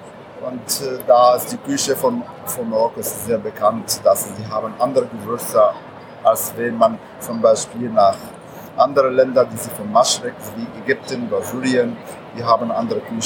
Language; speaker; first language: German; non-native, fluent; Arabic